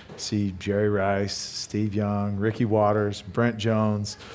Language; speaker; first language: English; native; English